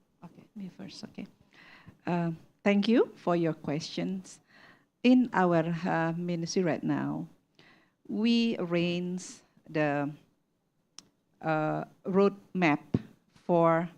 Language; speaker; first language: English; non-native, learner; Indonesian